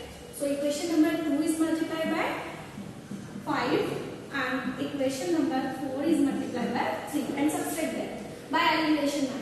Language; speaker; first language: English; non-native, local second language; Hindi